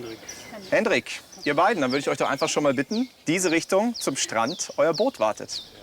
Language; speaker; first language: German; native; German